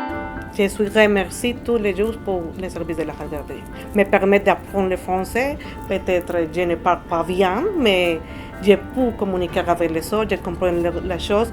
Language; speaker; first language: French; non-native, learner; Spanish